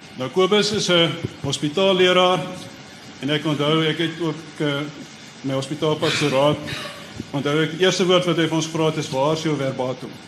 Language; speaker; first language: Afrikaans; native; Afrikaans